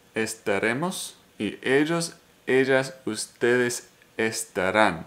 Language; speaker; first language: Spanish; non-native, learner; English